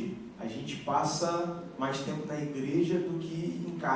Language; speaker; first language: Portuguese; native; Portuguese